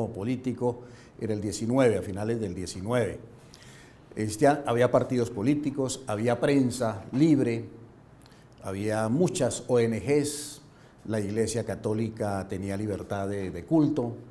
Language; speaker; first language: Spanish; native; Spanish